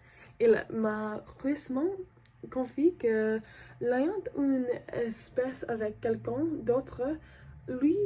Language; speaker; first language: French; non-native, learner; English